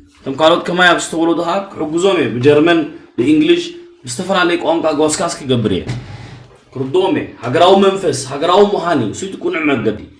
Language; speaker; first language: Tigrinya; early bilingual, heritage; Tigrinya